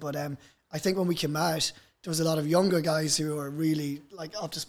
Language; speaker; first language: English; native; English